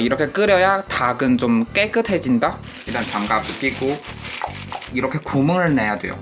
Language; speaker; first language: Korean; non-native, fluent; Chinese